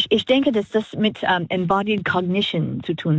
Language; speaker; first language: German; non-native, learner; English